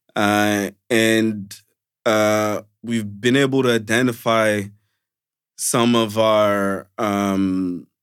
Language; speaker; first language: English; non-native, fluent; Portuguese